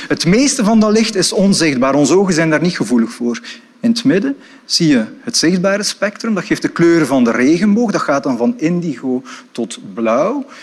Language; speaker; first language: Dutch; native; Dutch